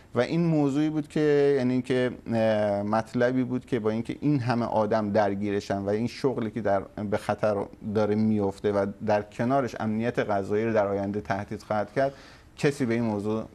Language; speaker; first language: Persian; native; Persian